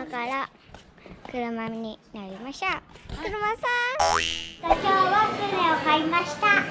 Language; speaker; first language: Japanese; early bilingual, heritage; Japanese